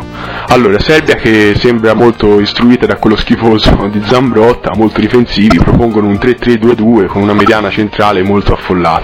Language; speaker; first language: Italian; native; Italian